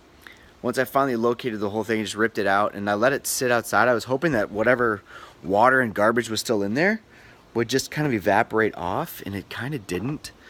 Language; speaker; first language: English; native; English